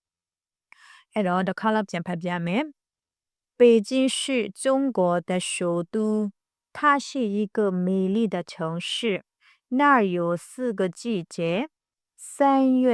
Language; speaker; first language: Chinese; non-native, fluent; Burmese